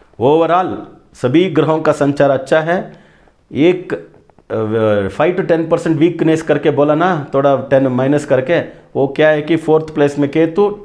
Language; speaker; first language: Hindi; non-native, local second language; Kannada